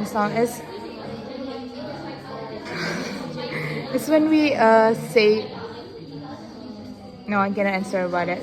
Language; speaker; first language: English; non-native, learner; Indonesian